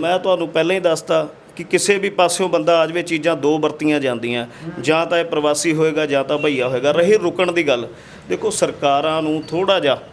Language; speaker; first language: Punjabi; non-native, local second language; Hindi